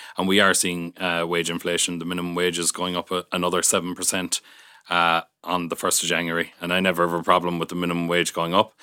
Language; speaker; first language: English; native; English